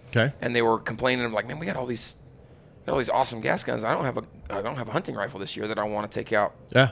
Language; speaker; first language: English; native; English